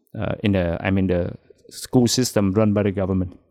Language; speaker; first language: English; non-native, fluent; Vietnamese